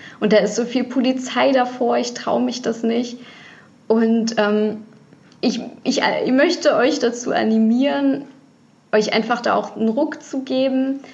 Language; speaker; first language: German; early bilingual, other home language; Russian